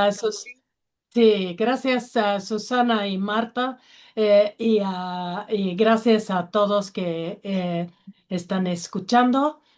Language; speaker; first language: Spanish; non-native, learner; Finnish